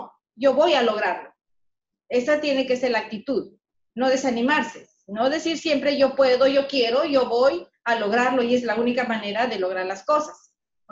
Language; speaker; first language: Spanish; native; Spanish